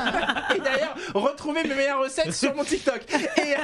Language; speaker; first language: French; native; French